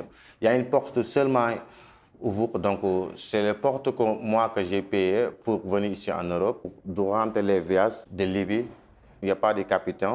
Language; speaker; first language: French; non-native, learner; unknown